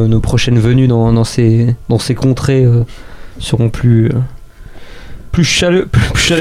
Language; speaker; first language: French; native; French